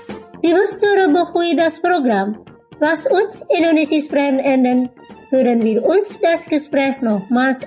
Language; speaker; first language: German; non-native, learner; Indonesian